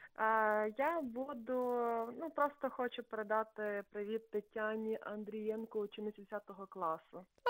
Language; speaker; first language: Ukrainian; native; Ukrainian